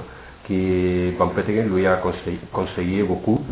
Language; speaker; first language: French; non-native, fluent; Spanish